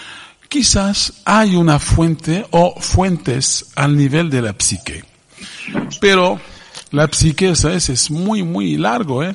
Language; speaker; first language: Spanish; non-native, fluent; French